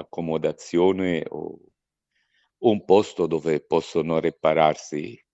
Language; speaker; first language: Italian; non-native, fluent; Arabic